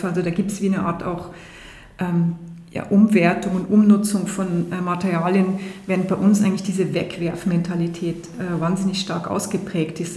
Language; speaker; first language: German; native; German